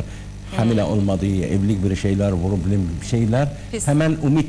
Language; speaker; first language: Turkish; non-native, learner; Arabic